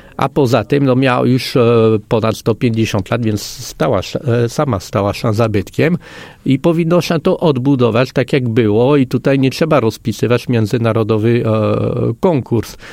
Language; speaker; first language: Polish; non-native, fluent; French